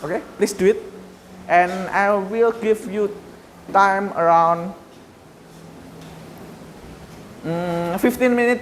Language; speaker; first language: English; non-native, learner; Indonesian